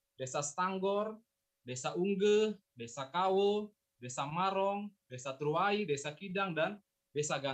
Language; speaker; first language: Indonesian; native; Indonesian